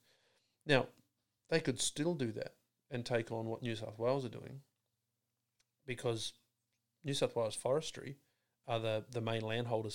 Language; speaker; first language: English; native; English